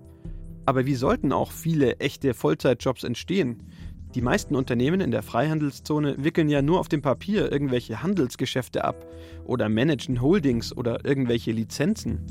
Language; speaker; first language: German; native; German